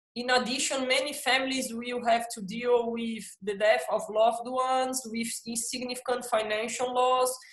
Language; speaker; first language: English; non-native, fluent; Portuguese